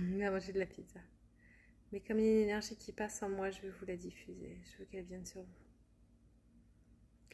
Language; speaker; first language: French; native; French